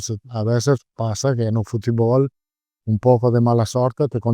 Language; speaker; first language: Spanish; non-native, fluent; Italian